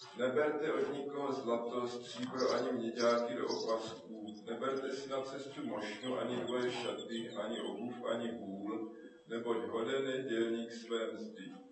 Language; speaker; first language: Czech; native; Czech